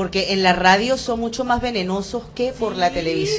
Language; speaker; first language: Spanish; native; Spanish